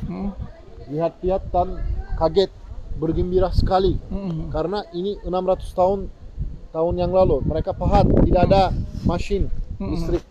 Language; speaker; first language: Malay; non-native, fluent; Turkish